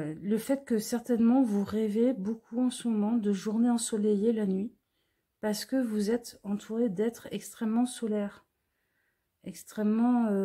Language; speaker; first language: French; native; French